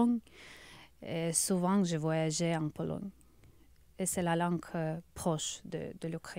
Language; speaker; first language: French; non-native, learner; Ukrainian